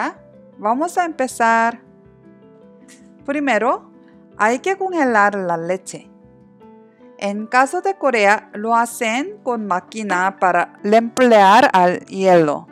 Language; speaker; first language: Spanish; non-native, learner; Korean